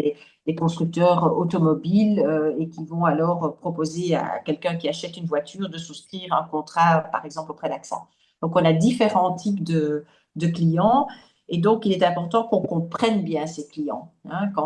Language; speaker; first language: French; native; French